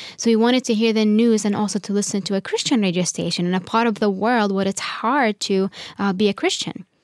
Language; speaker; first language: English; non-native, fluent; Arabic